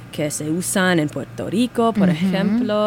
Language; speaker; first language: Spanish; non-native, learner; English